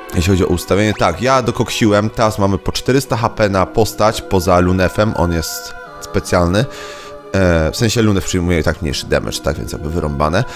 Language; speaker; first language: Polish; native; Polish